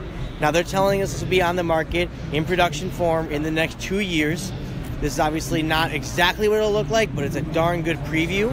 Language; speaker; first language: English; native; English